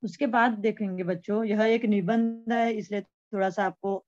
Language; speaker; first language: Hindi; non-native, local second language; Marathi